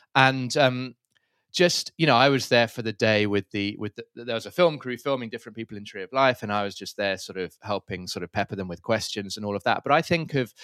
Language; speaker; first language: English; native; English